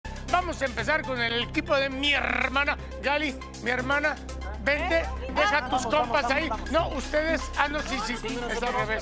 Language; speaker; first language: Spanish; native; Spanish